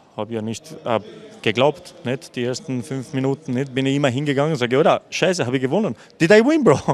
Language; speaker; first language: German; non-native, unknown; Albanian